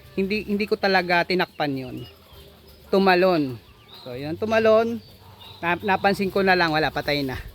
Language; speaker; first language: Filipino; native; Filipino